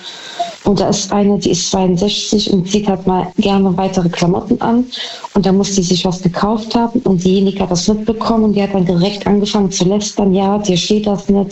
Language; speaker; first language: German; native; German